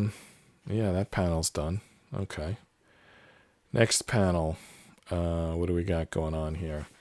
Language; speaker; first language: English; native; English